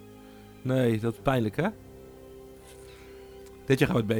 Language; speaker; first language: Dutch; native; Dutch